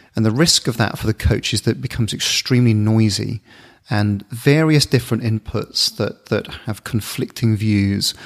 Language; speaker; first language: English; native; English